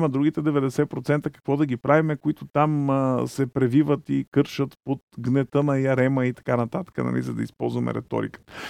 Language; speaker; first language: Bulgarian; native; Bulgarian